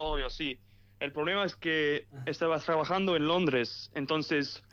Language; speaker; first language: Spanish; early bilingual, heritage; English